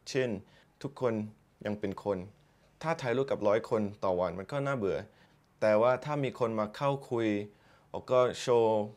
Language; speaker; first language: Thai; non-native, fluent; English